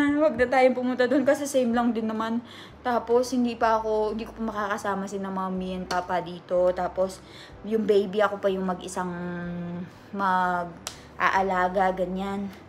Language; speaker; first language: Filipino; native; Filipino